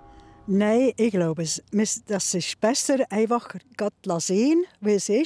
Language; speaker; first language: German; non-native, learner; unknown